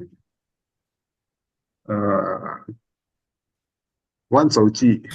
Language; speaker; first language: Chinese; non-native, learner; Indonesian